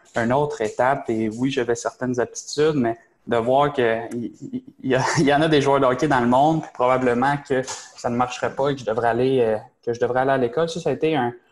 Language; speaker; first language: French; native; French